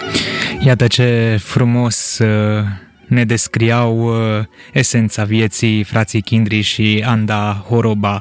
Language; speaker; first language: Romanian; native; Romanian